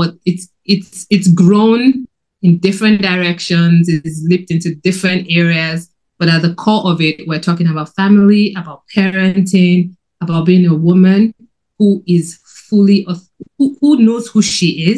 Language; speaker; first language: English; non-native, local second language; Yoruba